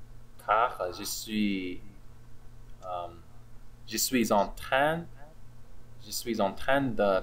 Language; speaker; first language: French; non-native, learner; English